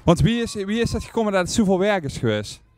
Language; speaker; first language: Dutch; native; Dutch